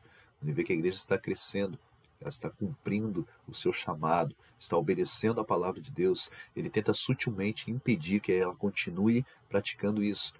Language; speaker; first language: Portuguese; native; Portuguese